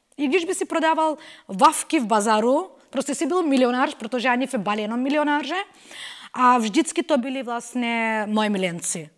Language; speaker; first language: Czech; non-native, fluent; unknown